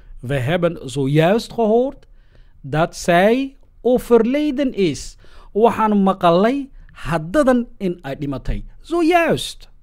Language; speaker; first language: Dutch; non-native, fluent; Somali